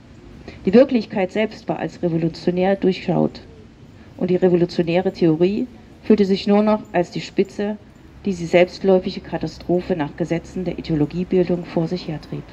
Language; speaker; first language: German; native; German